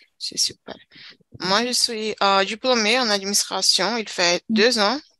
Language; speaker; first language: French; non-native, fluent; Portuguese